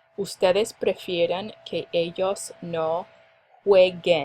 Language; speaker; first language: Spanish; non-native, fluent; English